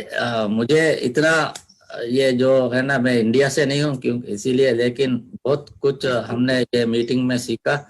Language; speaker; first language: Hindi; non-native, learner; Divehi